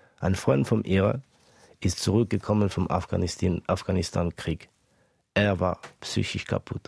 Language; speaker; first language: German; early bilingual, other home language; Estonian